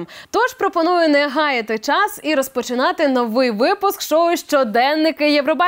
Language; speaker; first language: Ukrainian; native; Ukrainian